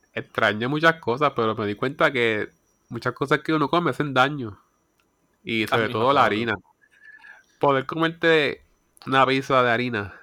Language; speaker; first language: Spanish; native; Spanish